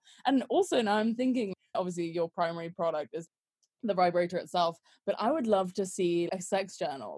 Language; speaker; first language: English; native; English